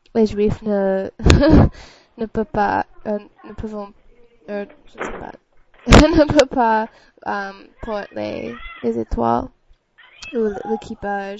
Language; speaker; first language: French; non-native, learner; English